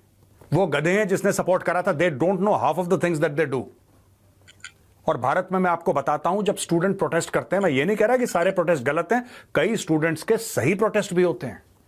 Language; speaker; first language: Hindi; native; Hindi